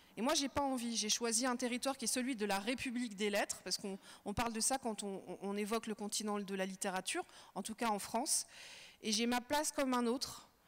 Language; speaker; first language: French; early bilingual, other home language; Kabyle